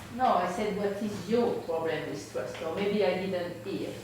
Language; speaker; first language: English; non-native, fluent; French